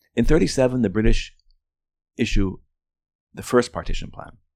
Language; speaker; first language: English; early bilingual, other home language; Arabic